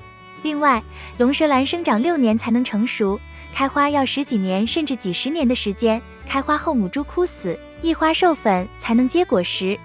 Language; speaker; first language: Chinese; native; Chinese